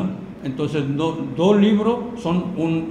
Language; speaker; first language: Spanish; non-native, learner; Korean